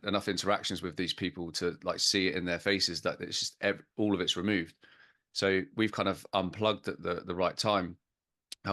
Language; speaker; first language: English; native; English